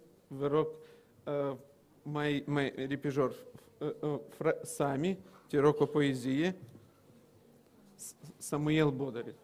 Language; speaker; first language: Romanian; non-native, local second language; Russian